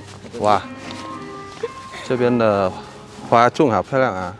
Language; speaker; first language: Chinese; non-native, learner; Vietnamese